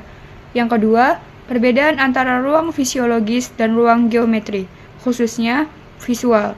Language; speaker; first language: Indonesian; native; Indonesian